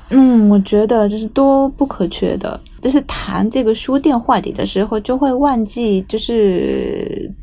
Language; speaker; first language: Chinese; non-native, fluent; Japanese